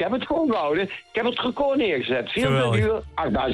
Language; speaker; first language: Dutch; native; Dutch